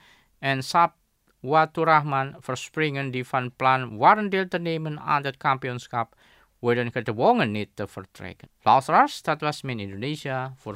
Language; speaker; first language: Dutch; non-native, fluent; Indonesian